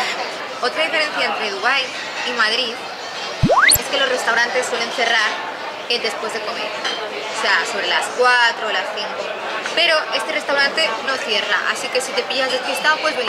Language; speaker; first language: Spanish; native; Spanish